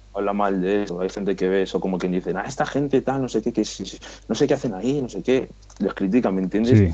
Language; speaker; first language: Spanish; native; Spanish